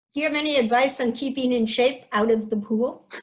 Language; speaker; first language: English; native; English